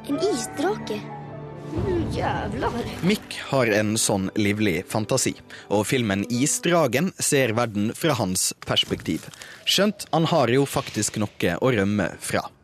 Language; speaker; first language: Norwegian; native; Norwegian